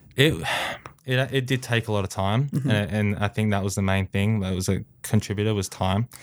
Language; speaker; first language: English; native; English